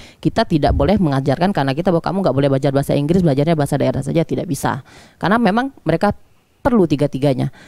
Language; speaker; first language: Indonesian; non-native, local second language; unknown